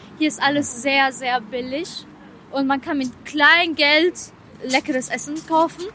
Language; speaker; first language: German; non-native, fluent; Italian